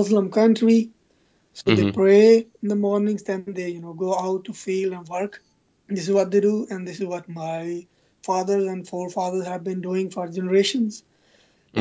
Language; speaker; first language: English; non-native, local second language; Punjabi